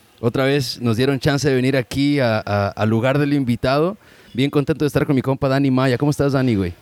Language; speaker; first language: Spanish; early bilingual, heritage; Spanish